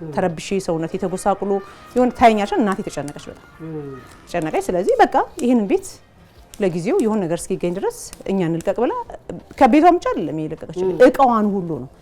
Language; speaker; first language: Amharic; native; Amharic